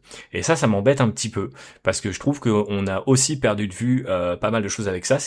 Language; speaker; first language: French; native; French